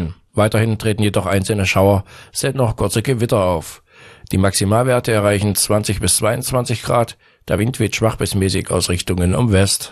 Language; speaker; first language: German; native; German